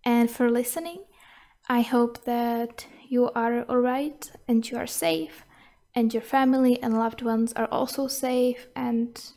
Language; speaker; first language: English; non-native, fluent; Czech